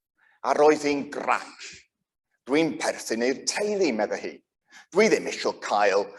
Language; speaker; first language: Welsh; non-native, local second language; English